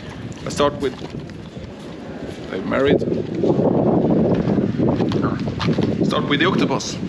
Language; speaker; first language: English; non-native, fluent; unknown